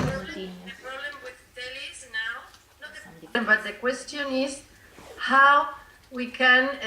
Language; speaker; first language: English; non-native, learner; Spanish